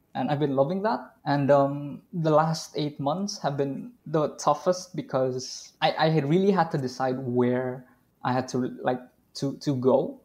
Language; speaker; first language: English; non-native, fluent; Indonesian